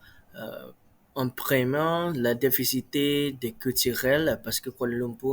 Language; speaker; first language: French; non-native, learner; Malay